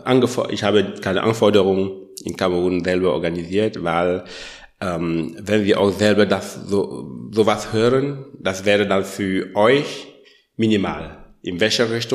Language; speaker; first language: German; non-native, learner; French